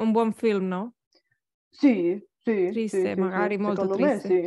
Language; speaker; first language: Italian; non-native, learner; Catalan